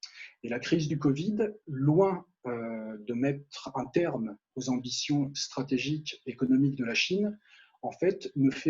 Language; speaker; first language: French; native; French